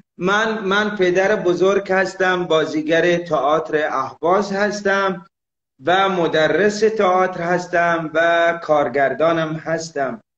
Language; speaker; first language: Persian; non-native, local second language; Arabic